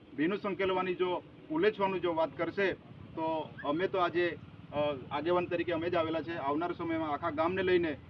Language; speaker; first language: Gujarati; non-native, local second language; Bhili